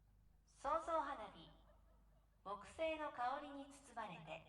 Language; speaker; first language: Japanese; native; Japanese